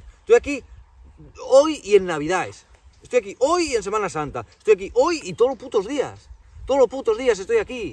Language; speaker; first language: Spanish; native; Spanish